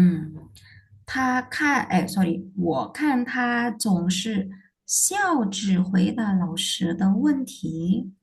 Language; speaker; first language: Chinese; non-native, fluent; Indonesian